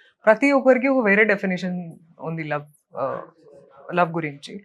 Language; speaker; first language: Telugu; non-native, local second language; Hindi